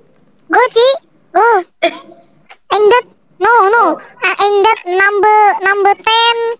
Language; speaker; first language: Vietnamese; non-native, learner; Indonesian